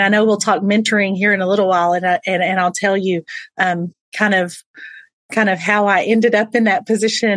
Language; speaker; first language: English; native; English